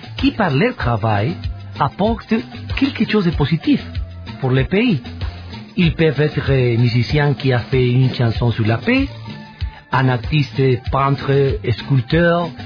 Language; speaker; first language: French; non-native, fluent; Spanish